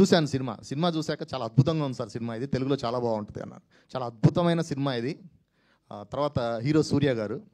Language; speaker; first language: Telugu; non-native, fluent; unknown